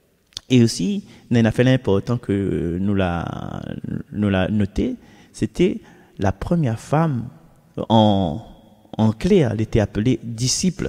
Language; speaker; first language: French; non-native, local second language; Réunion Creole French